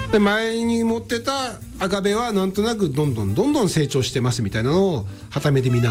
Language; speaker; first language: Japanese; native; Japanese